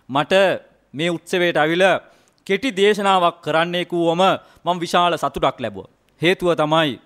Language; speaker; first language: Sinhala; non-native, local second language; Tamil